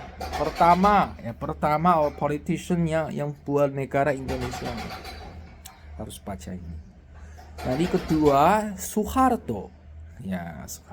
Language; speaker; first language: Indonesian; non-native, learner; Chinese